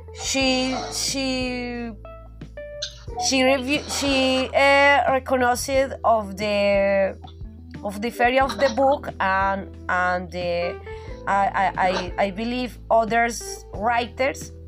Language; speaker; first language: English; non-native, learner; Spanish